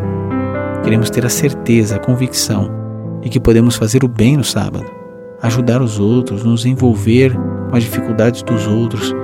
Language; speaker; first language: Portuguese; native; Portuguese